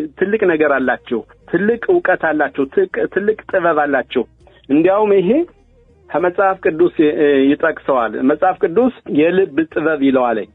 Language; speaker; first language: Amharic; early bilingual, heritage; Amharic